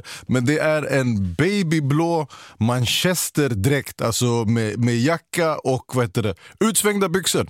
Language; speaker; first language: Swedish; native; Swedish